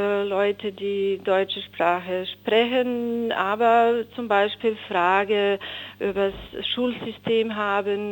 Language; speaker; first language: German; non-native, fluent; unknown